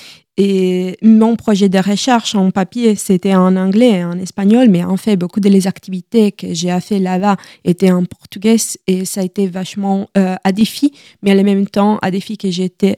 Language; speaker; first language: French; non-native, learner; Italian